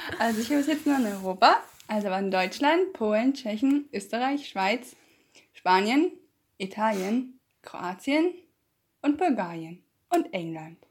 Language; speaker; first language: German; native; German